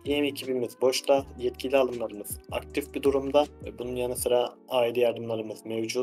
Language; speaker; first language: Turkish; native; Turkish